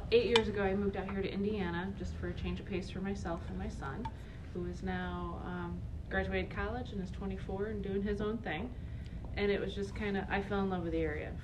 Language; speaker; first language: English; native; English